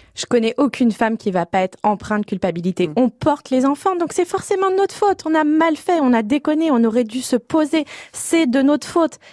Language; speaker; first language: French; native; French